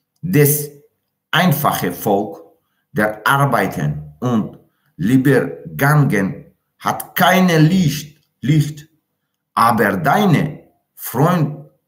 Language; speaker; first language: German; non-native, learner; Tajik